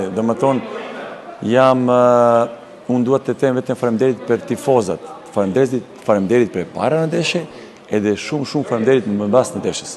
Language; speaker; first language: Albanian; non-native, learner; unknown